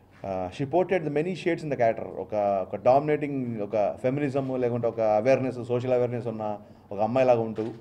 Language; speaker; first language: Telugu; native; Telugu